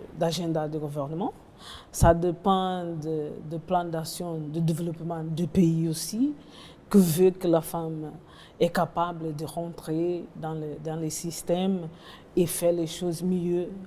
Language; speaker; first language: French; non-native, learner; Portuguese